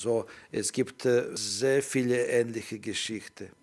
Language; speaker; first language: German; non-native, learner; Ukrainian